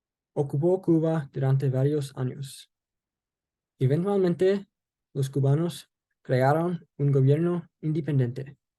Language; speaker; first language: Spanish; non-native, learner; English